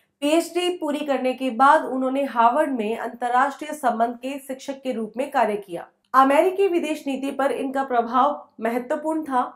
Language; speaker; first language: Hindi; native; Hindi